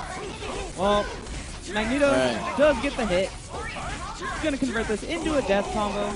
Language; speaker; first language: English; native; English